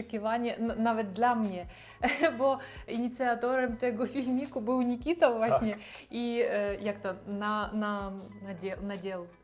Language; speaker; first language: Polish; non-native, learner; Russian